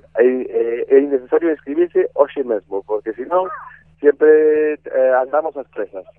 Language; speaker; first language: Galician; non-native, fluent; English